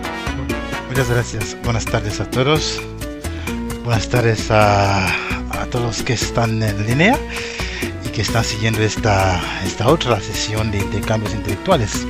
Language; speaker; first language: Spanish; non-native, fluent; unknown